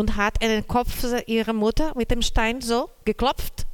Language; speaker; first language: German; non-native, learner; Portuguese